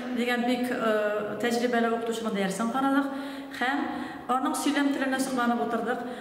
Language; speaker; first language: Tatar; non-native, local second language; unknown